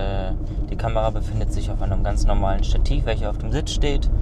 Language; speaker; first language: German; native; German